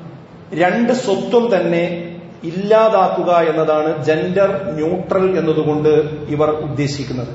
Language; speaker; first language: Malayalam; native; Malayalam